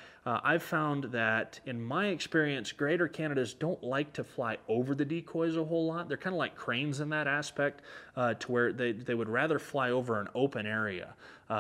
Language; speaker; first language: English; native; English